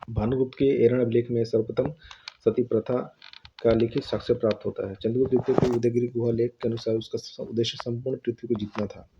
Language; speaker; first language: Hindi; native; Hindi